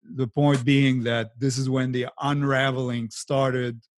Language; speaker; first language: English; non-native, fluent; Arabic